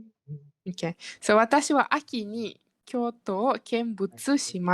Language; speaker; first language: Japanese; non-native, learner; Malay